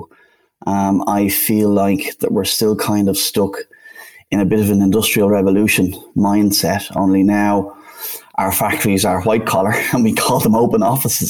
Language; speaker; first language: English; native; English